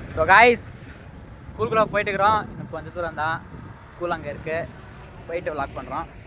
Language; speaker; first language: Tamil; non-native, local second language; Telugu